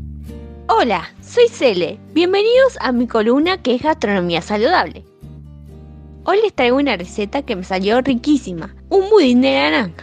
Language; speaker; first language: Spanish; native; Spanish